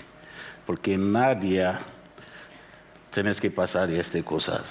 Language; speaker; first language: Spanish; non-native, learner; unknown